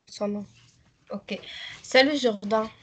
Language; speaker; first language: French; non-native, learner; Arabic